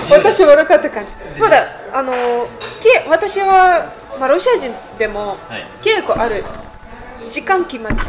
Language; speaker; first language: Japanese; non-native, fluent; Russian